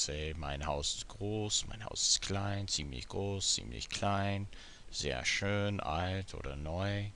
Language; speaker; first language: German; non-native, fluent; English